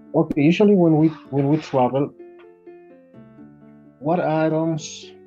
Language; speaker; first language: English; non-native, fluent; Spanish